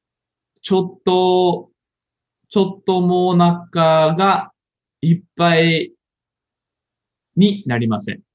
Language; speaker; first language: Japanese; non-native, learner; English